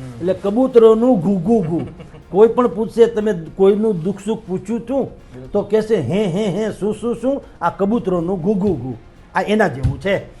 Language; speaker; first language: Gujarati; native; Gujarati